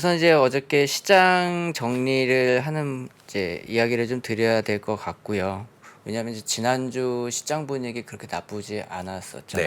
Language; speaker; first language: Korean; native; Korean